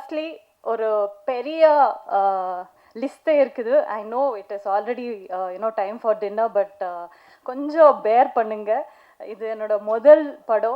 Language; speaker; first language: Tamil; non-native, learner; Kannada